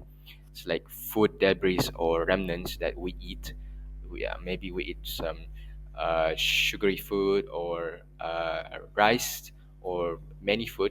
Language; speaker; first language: English; non-native, local second language; Malay